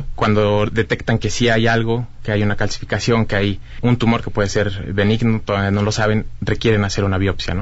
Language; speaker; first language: Spanish; native; Spanish